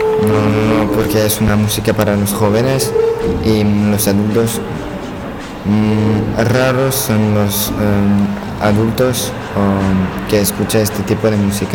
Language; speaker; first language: Spanish; non-native, learner; French